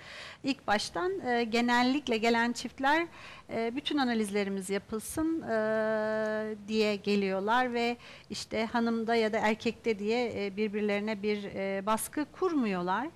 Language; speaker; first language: Turkish; native; Turkish